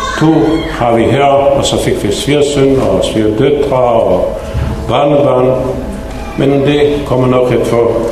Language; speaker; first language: Danish; non-native, fluent; Bosnian